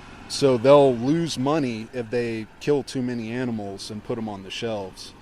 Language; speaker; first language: English; native; English